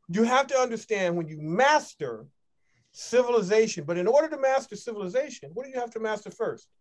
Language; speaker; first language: English; native; English